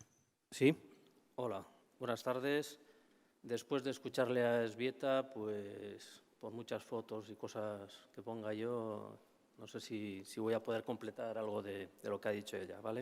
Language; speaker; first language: Spanish; native; Spanish